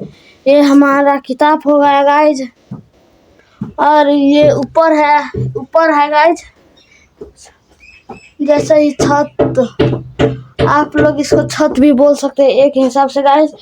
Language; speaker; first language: Hindi; non-native, local second language; Maithili